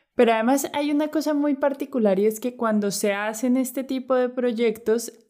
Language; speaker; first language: Spanish; native; Spanish